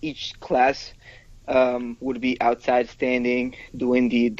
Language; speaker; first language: English; non-native, fluent; Spanish